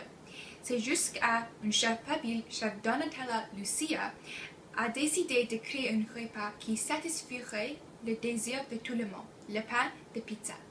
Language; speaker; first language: French; non-native, learner; English